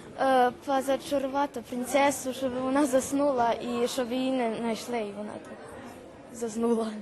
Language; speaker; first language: Ukrainian; early bilingual, heritage; Ukrainian